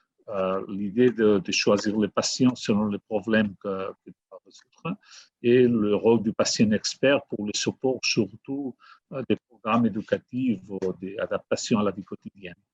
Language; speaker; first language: French; non-native, fluent; Catalan